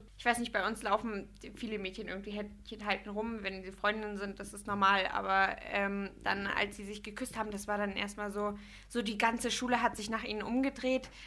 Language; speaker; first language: German; non-native, fluent; Spanish